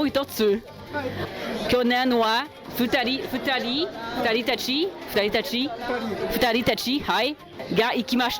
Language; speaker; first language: Japanese; non-native, learner; French